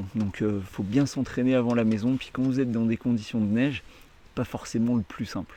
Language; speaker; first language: French; native; French